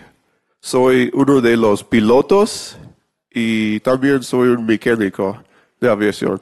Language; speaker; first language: Spanish; non-native, fluent; English